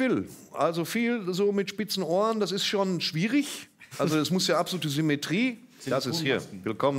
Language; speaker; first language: German; native; German